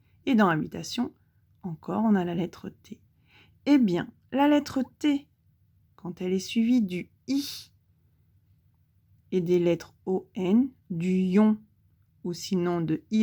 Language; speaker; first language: French; native; French